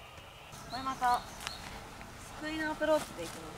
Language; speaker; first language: Japanese; native; Japanese